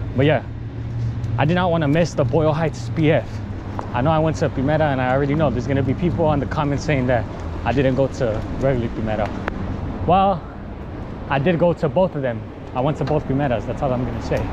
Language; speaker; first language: English; native; English